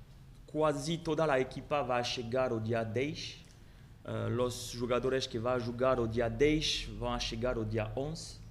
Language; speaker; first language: Portuguese; non-native, learner; French